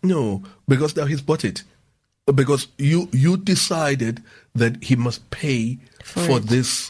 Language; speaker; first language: English; non-native, local second language; Zulu